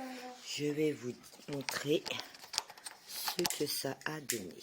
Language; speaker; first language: French; native; French